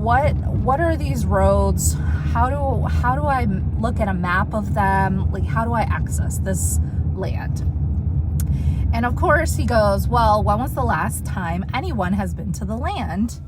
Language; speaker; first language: English; native; English